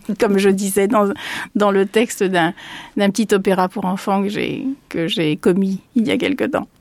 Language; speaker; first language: French; early bilingual, other home language; Spanish